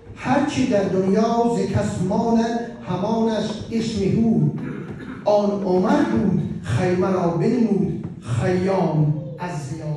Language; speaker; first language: Persian; non-native, local second language; Shughni